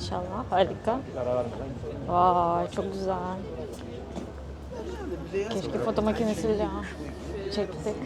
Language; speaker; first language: Turkish; non-native, learner; Russian